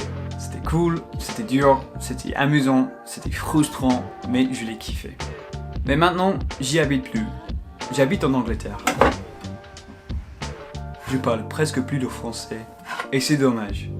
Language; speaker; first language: French; non-native, fluent; English